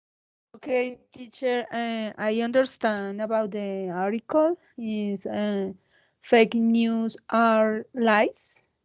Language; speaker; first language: English; non-native, learner; Spanish